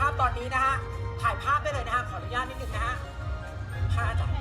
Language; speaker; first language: Thai; native; Thai